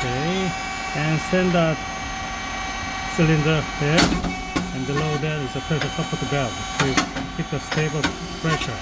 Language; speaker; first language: English; non-native, learner; Korean